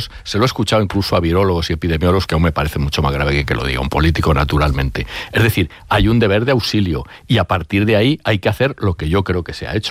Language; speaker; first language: Spanish; native; Spanish